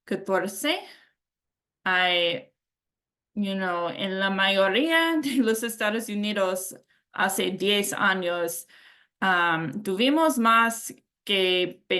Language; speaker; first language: Spanish; non-native, learner; English